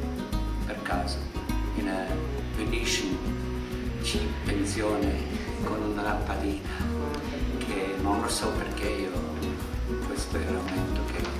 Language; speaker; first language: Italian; non-native, learner; German